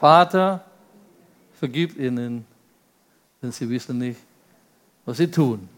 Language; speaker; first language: German; non-native, fluent; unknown